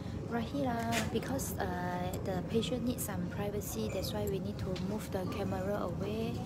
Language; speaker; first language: English; non-native, local second language; Cantonese